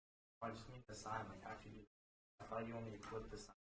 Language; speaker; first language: English; native; English